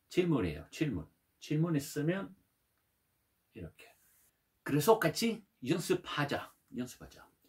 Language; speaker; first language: Korean; non-native, learner; Italian